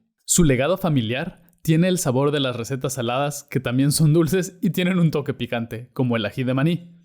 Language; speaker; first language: Spanish; native; Spanish